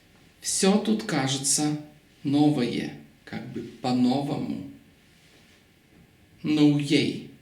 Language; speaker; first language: Russian; non-native, local second language; Lithuanian